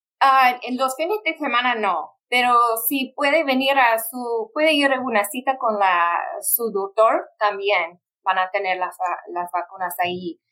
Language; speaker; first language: Spanish; non-native, fluent; English